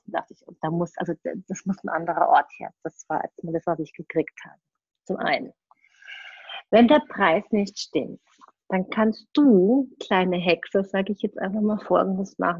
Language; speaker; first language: German; native; German